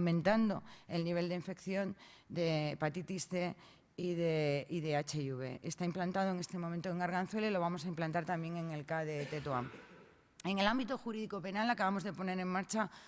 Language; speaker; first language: Spanish; native; Spanish